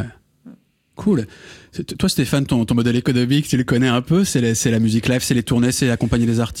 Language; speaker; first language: French; native; French